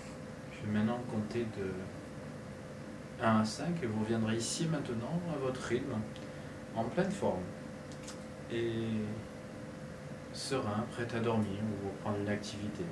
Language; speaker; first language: French; native; French